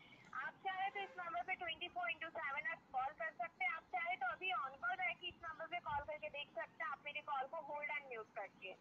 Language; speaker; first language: Hindi; native; Hindi